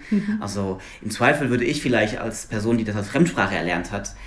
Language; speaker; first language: German; non-native, local second language; Luxembourgish